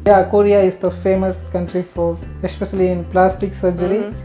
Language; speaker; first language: English; non-native, local second language; Tamil